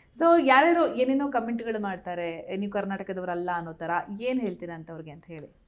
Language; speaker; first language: Kannada; native; Kannada